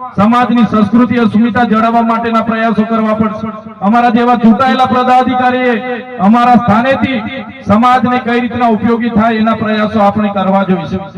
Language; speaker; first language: Gujarati; non-native, local second language; Vasavi